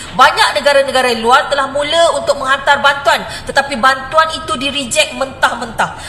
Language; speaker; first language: Malay; native; Malay